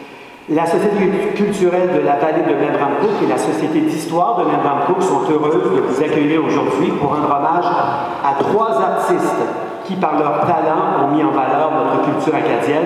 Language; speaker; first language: French; native; French